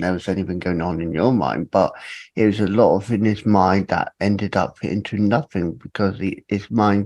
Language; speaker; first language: English; native; English